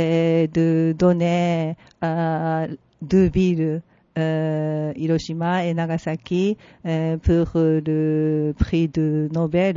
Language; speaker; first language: French; non-native, fluent; Japanese